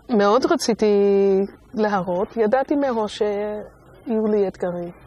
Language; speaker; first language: Hebrew; non-native, fluent; English